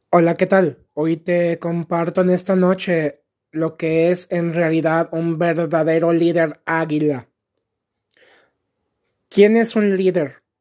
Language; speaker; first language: Spanish; native; Spanish